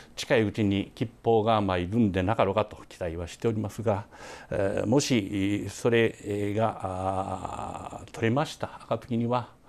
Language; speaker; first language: Japanese; native; Japanese